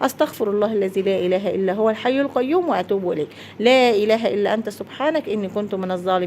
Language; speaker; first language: Arabic; native; Arabic